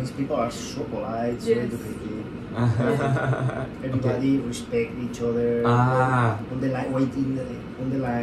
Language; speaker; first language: English; non-native, learner; Spanish